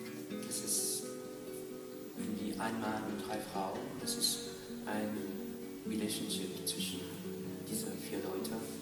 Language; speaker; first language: German; non-native, fluent; French